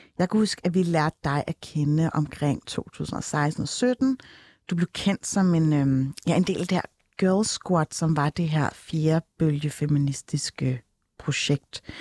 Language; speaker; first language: Danish; early bilingual, other home language; Turkish